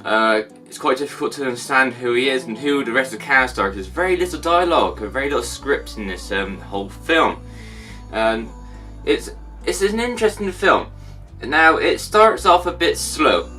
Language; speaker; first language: English; native; English